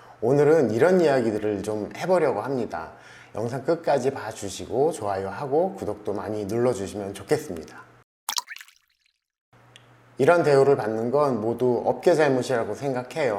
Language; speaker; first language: Korean; native; Korean